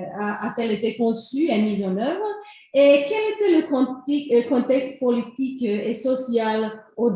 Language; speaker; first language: French; non-native, fluent; Croatian